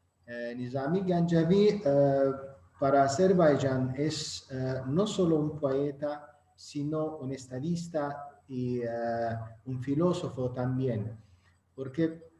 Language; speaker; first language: Spanish; non-native, fluent; Azerbaijani